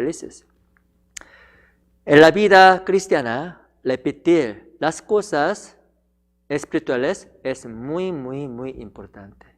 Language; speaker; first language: Spanish; non-native, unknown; Korean